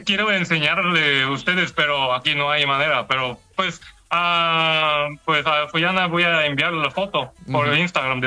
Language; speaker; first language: Spanish; non-native, fluent; Korean